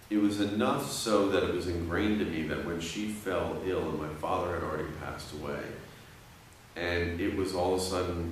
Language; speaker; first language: English; native; English